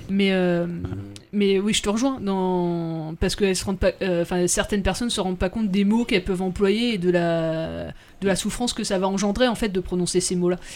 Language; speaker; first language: French; native; French